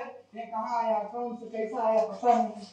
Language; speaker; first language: Hindi; non-native, local second language; Kannada